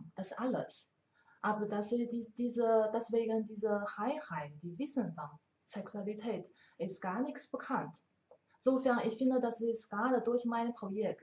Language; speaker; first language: German; non-native, learner; Chinese